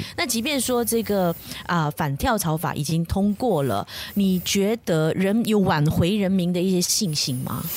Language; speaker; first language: Chinese; native; Chinese